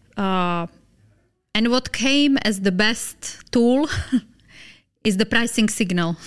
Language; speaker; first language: English; non-native, fluent; Slovak